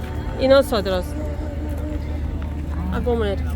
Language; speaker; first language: Spanish; non-native, fluent; Russian